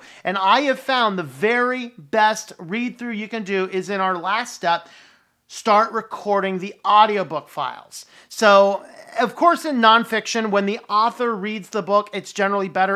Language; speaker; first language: English; native; English